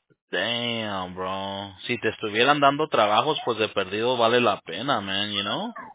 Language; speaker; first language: Spanish; early bilingual, heritage; Spanish